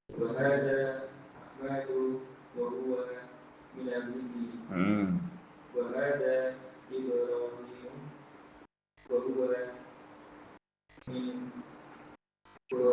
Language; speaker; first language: Arabic; non-native, learner; Indonesian